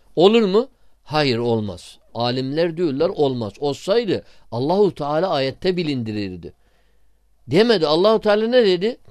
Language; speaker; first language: Turkish; non-native, fluent; Arabic